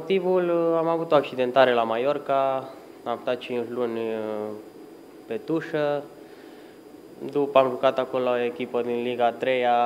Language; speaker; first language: Romanian; early bilingual, heritage; Romanian